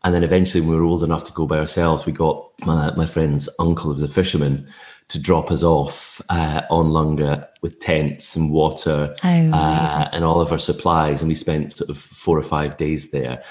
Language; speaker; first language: English; native; English